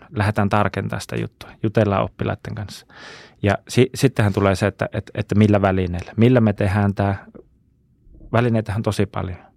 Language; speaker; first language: Finnish; native; Finnish